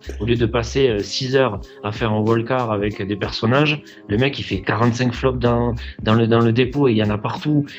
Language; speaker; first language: French; native; French